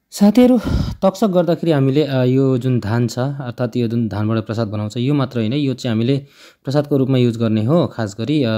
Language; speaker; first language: Nepali; non-native, local second language; Limbu